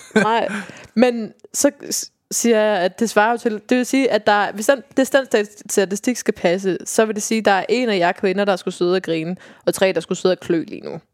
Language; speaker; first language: Danish; native; Danish